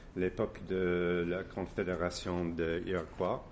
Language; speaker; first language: French; non-native, fluent; English